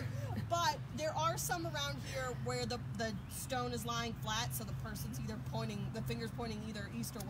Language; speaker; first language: English; native; English